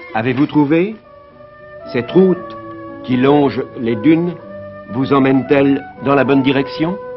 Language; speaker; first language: French; native; French